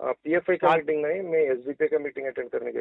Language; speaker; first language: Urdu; non-native, local second language; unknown